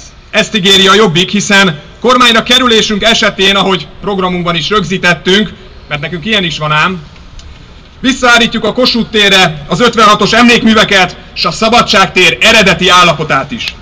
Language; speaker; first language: Hungarian; native; Hungarian